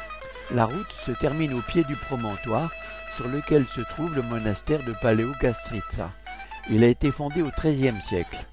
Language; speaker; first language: French; native; French